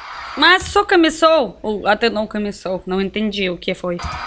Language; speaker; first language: Portuguese; non-native, learner; Russian